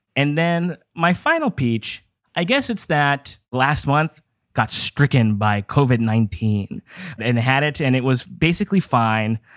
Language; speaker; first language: English; native; English